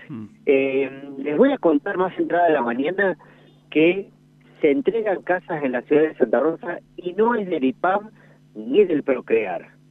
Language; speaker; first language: Spanish; native; Spanish